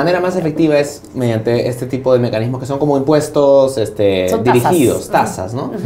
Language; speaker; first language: Spanish; native; Spanish